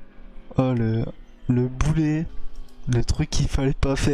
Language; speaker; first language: French; native; French